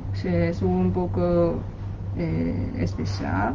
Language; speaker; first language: Spanish; non-native, learner; Chinese